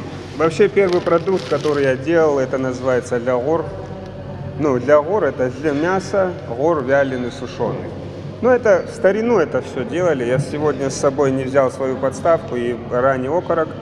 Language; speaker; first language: Russian; non-native, local second language; Adyghe